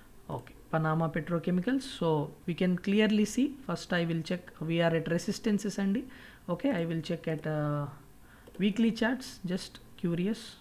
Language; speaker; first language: English; non-native, local second language; Telugu